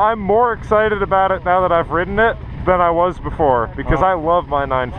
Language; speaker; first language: English; native; English